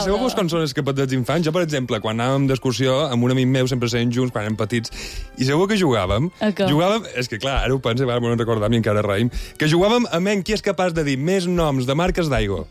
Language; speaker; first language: Catalan; native; Catalan